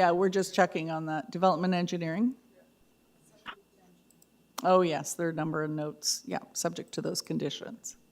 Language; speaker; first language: English; native; English